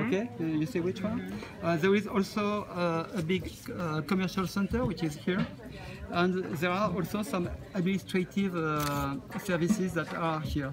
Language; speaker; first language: English; non-native, fluent; French